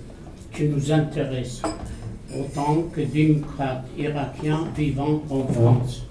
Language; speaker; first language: French; non-native, fluent; Arabic